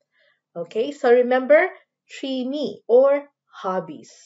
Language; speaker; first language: English; non-native, local second language; Filipino